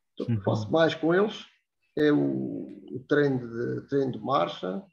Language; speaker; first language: Portuguese; native; Portuguese